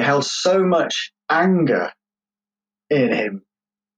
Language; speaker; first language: English; native; English